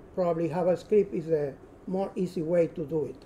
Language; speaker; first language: English; non-native, learner; Spanish